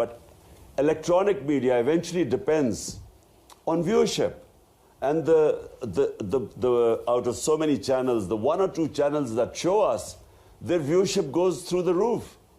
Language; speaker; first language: English; non-native, local second language; Urdu